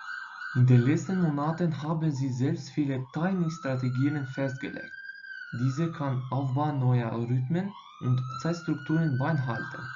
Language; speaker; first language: German; non-native, fluent; Albanian